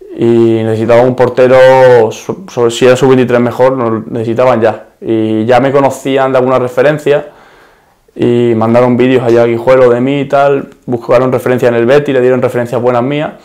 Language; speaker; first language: Spanish; native; Spanish